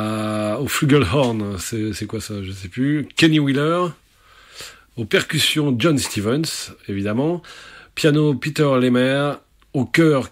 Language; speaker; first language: French; native; French